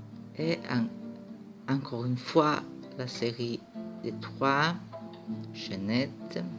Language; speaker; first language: French; non-native, fluent; Greek